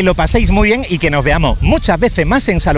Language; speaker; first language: Spanish; native; Spanish